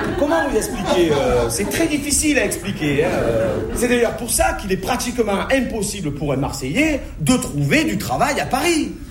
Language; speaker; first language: French; native; French